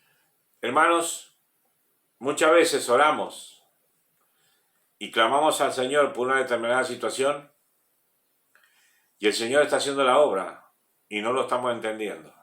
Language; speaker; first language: Spanish; native; Spanish